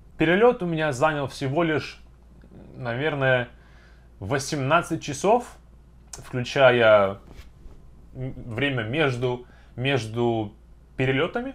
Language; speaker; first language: Russian; native; Russian